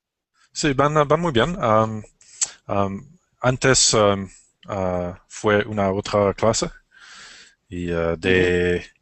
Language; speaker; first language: Spanish; non-native, learner; English